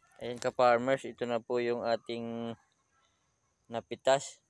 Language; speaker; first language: Filipino; non-native, local second language; Bikol